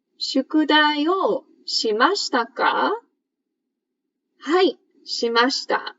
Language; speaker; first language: Japanese; non-native, fluent; English